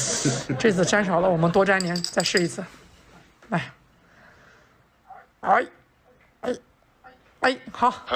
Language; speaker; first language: Chinese; native; Chinese